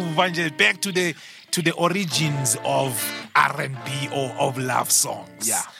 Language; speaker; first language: English; non-native, local second language; Swati